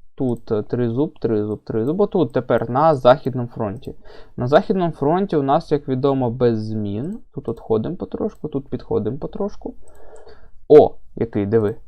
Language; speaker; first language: Ukrainian; non-native, local second language; Russian